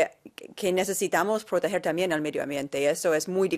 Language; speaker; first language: Spanish; non-native, fluent; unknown